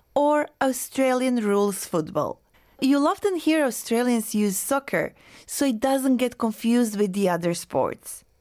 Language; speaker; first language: English; non-native, fluent; Croatian